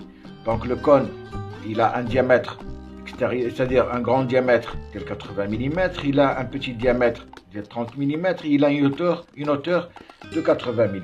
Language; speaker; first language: French; non-native, local second language; Arabic